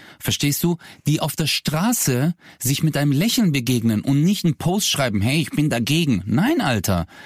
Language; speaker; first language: German; early bilingual, other home language; Turkish